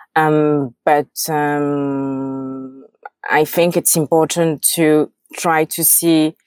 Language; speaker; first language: English; non-native, fluent; French